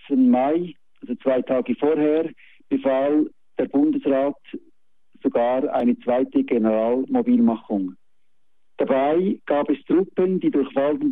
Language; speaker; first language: German; native; German